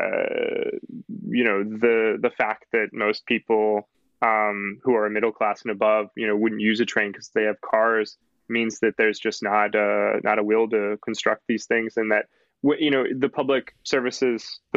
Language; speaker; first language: English; native; English